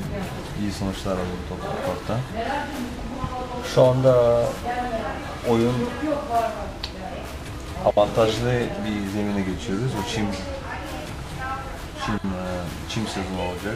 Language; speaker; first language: Turkish; non-native, fluent; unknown